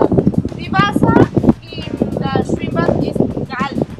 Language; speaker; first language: German; non-native, learner; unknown